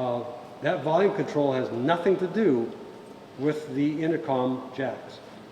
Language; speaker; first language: English; native; English